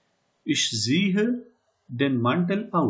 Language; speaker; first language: German; non-native, fluent; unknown